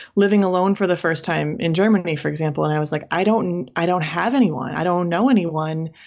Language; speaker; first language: English; native; English